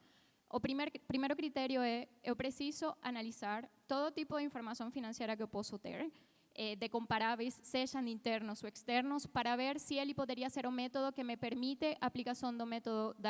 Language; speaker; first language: Portuguese; non-native, fluent; Spanish